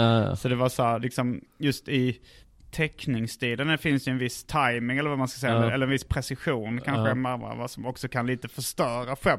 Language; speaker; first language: Swedish; native; Swedish